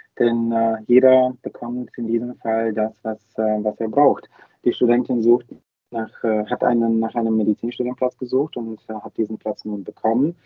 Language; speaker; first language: German; non-native, fluent; Bulgarian